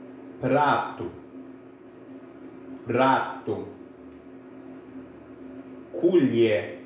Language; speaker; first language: Portuguese; non-native, fluent; Haitian Creole